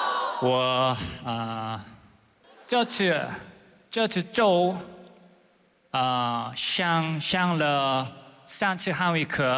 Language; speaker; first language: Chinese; non-native, learner; Korean